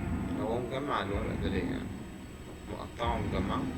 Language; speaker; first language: Arabic; native; Arabic